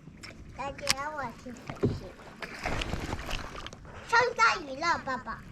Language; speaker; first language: Chinese; early bilingual, heritage; Chinese